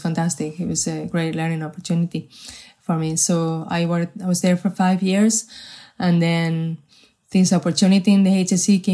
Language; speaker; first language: English; non-native, fluent; Spanish